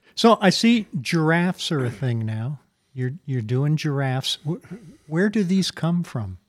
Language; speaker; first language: English; native; English